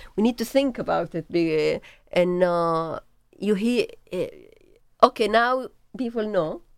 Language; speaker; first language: English; non-native, learner; Arabic